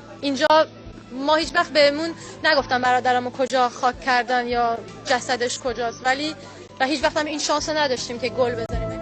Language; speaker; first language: Persian; native; Persian